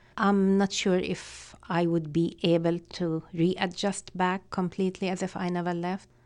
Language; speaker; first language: English; non-native, fluent; Arabic